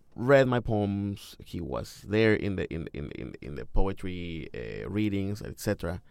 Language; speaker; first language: English; non-native, fluent; Spanish